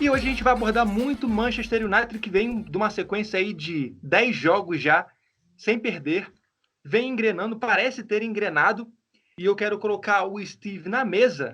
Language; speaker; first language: Portuguese; native; Portuguese